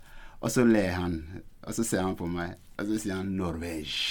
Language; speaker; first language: Norwegian; non-native, fluent; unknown